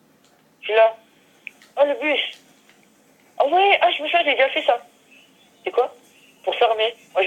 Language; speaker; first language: French; native; French